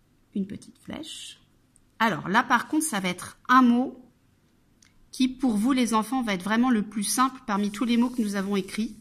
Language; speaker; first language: French; native; French